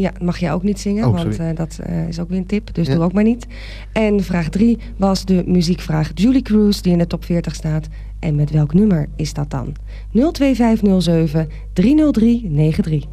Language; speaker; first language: Dutch; native; Dutch